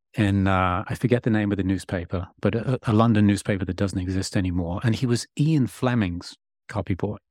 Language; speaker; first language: English; native; English